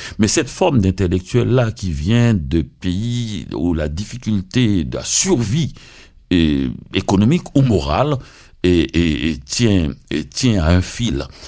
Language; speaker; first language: French; non-native, local second language; Haitian Creole